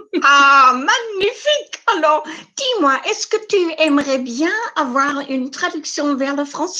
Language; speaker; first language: French; non-native, fluent; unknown